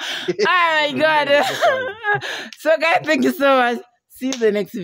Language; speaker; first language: English; non-native, learner; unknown